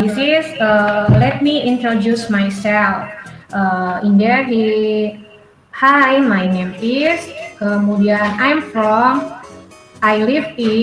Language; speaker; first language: English; non-native, learner; Indonesian